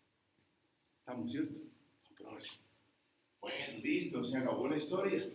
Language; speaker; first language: Spanish; native; Spanish